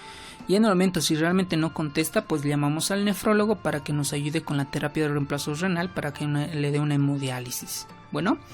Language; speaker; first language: Spanish; native; Spanish